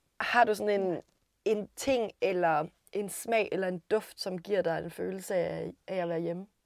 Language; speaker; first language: Danish; native; Danish